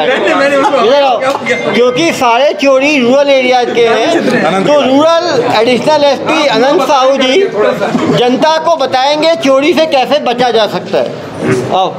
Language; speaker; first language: Hindi; native; Hindi